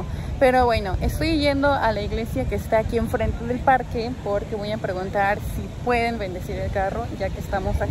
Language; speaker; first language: Spanish; native; Spanish